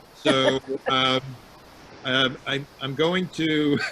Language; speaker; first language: English; native; English